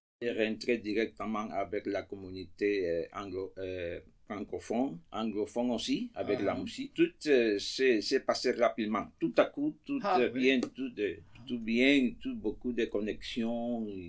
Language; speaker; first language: French; non-native, fluent; Spanish